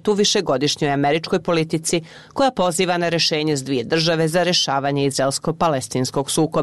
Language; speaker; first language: Serbian; native; Serbian